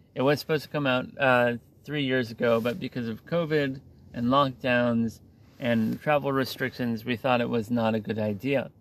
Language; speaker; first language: English; native; English